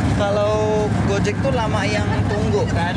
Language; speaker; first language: Indonesian; non-native, learner; Cebuano